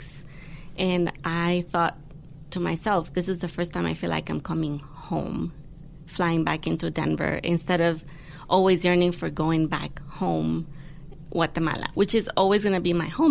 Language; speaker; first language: English; non-native, fluent; Spanish